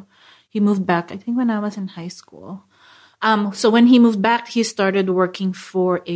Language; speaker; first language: English; non-native, local second language; Filipino